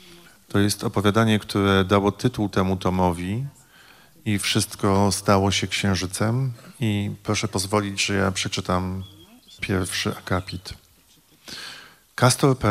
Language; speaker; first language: Polish; native; Polish